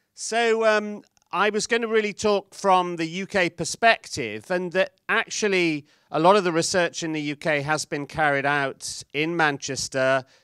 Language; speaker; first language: English; native; English